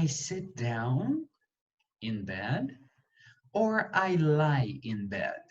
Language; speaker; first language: English; non-native, fluent; Portuguese